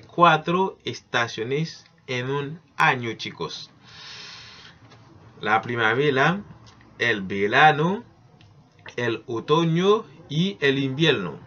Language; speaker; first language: Spanish; non-native, learner; Haitian Creole